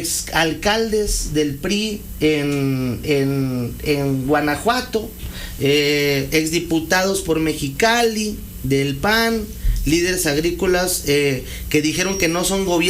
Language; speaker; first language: Spanish; native; Spanish